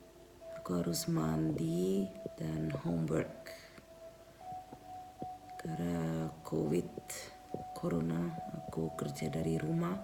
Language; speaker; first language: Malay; early bilingual, heritage; Malay